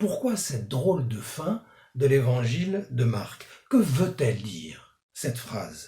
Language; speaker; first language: French; native; French